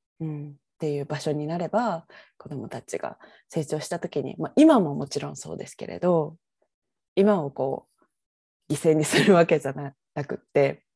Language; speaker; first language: Japanese; native; Japanese